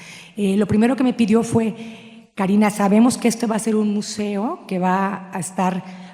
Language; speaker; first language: Spanish; native; Spanish